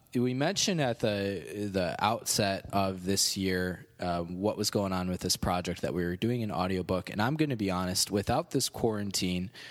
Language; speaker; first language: English; native; English